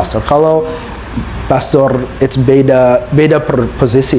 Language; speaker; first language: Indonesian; non-native, learner; English